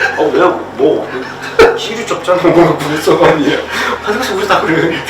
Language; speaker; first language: Korean; non-native, fluent; Lithuanian